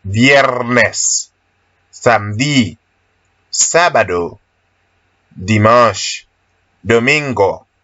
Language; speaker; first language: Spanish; non-native, learner; Haitian Creole